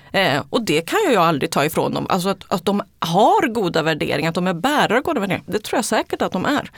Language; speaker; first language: Swedish; early bilingual, other home language; Spanish